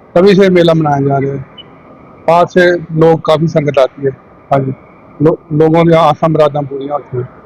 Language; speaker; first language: Hindi; non-native, local second language; Punjabi